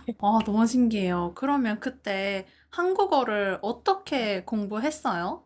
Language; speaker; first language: Korean; native; Korean